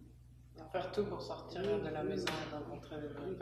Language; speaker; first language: French; native; French